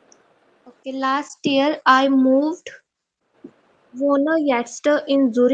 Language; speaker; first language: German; non-native, learner; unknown